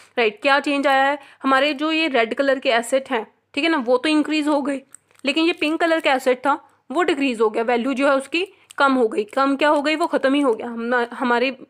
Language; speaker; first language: Hindi; non-native, local second language; Punjabi